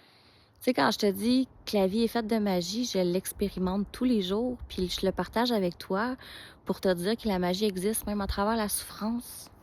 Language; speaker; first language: French; native; French